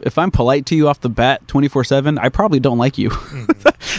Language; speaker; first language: English; early bilingual, other home language; Spanish